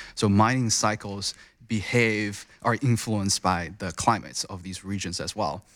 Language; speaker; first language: English; non-native, fluent; Chinese